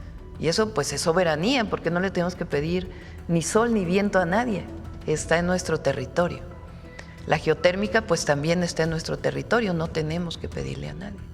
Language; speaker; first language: Spanish; native; Spanish